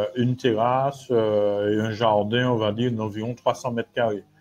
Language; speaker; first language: French; native; French